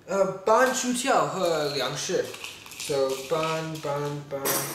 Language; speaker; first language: Chinese; non-native, learner; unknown